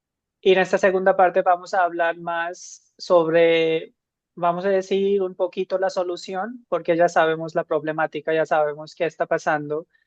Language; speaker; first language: Spanish; non-native, fluent; Hindi